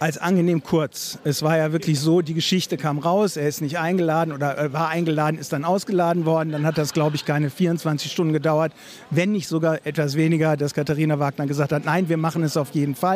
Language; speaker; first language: German; native; German